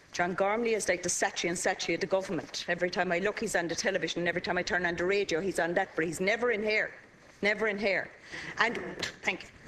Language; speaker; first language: English; native; English